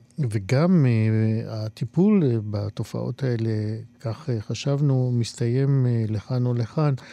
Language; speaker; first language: Hebrew; native; Hebrew